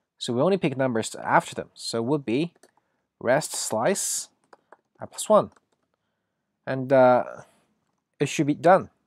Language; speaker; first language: English; non-native, fluent; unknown